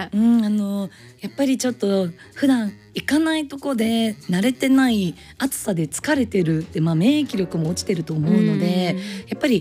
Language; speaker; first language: Japanese; native; Japanese